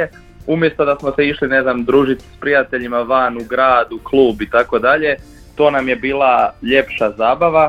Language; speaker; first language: Croatian; native; Croatian